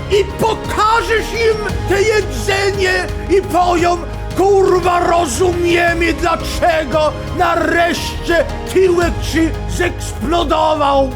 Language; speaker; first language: Polish; non-native, fluent; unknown